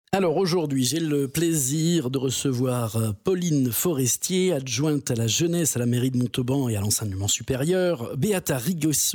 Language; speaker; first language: French; native; French